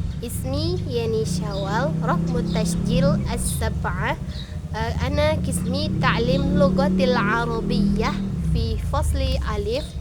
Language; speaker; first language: Arabic; non-native, learner; Indonesian